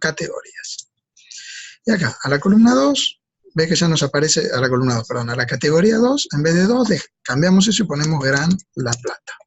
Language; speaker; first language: Spanish; native; Spanish